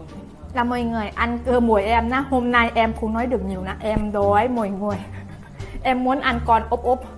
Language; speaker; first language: Vietnamese; non-native, learner; Thai